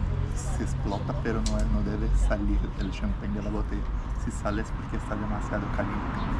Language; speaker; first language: Spanish; non-native, fluent; Portuguese